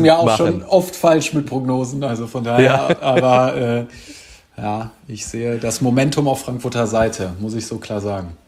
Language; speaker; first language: German; native; German